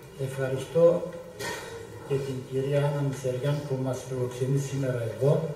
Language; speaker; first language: Greek; non-native, local second language; Turkish